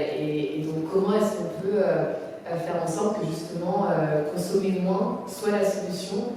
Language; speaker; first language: French; native; French